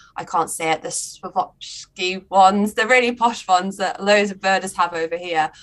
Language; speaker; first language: English; native; English